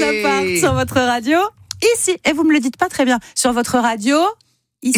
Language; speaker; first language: French; native; French